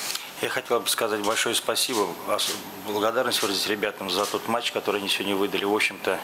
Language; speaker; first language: Russian; native; Russian